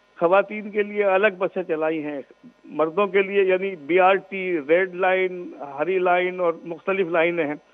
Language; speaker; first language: Urdu; non-native, local second language; Sindhi